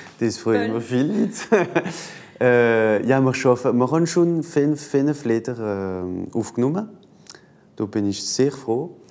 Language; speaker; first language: German; non-native, local second language; Swiss German